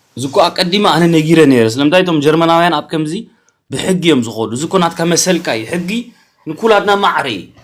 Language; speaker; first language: Tigrinya; early bilingual, heritage; Tigrinya